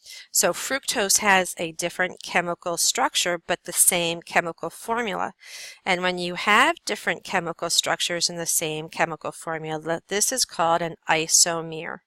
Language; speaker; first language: English; native; English